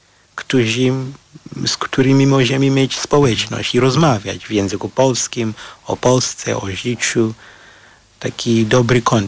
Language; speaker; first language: Polish; non-native, learner; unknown